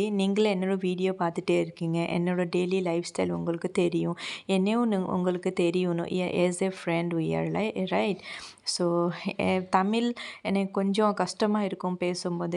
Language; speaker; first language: Tamil; non-native, learner; Assamese